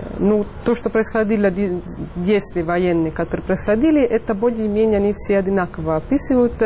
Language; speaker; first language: Russian; non-native, fluent; Italian